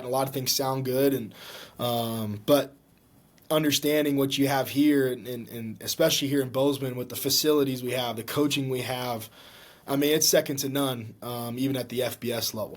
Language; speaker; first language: English; native; English